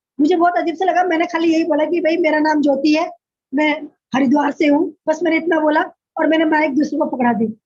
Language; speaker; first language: Hindi; native; Hindi